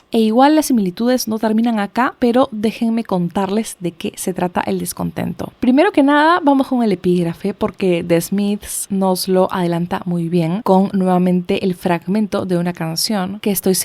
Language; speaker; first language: Spanish; native; Spanish